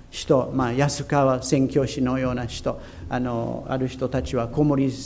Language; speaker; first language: Japanese; non-native, fluent; English